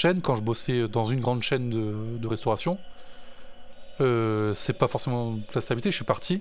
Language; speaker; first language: French; native; French